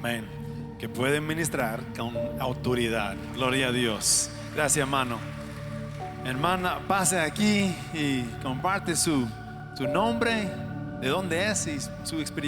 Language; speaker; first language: Spanish; non-native, fluent; English